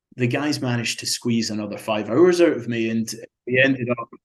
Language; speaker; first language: English; native; English